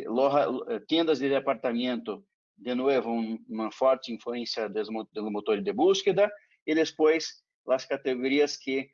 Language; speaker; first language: Spanish; non-native, fluent; Portuguese